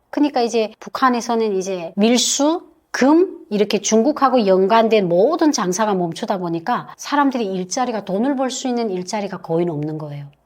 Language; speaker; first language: Korean; native; Korean